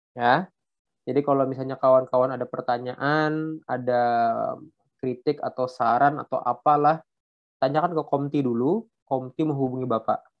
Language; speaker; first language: Indonesian; non-native, local second language; Banjar